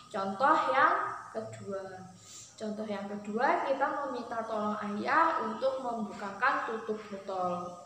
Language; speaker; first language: Indonesian; native; Indonesian